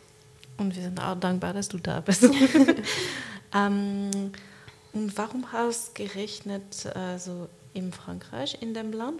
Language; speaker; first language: German; non-native, learner; French